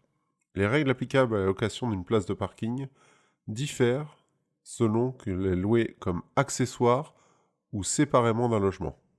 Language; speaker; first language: French; native; French